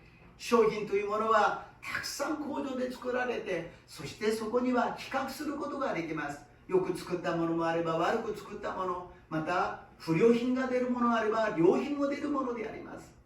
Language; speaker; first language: Japanese; non-native, fluent; Korean